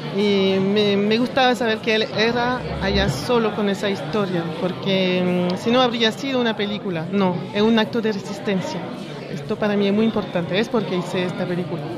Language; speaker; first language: Spanish; early bilingual, heritage; French